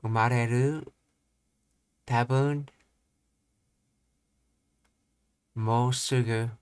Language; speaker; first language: Japanese; non-native, learner; English